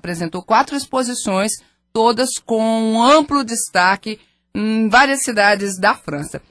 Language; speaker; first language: Portuguese; native; Portuguese